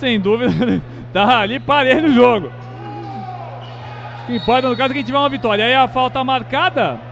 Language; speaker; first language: Portuguese; native; Portuguese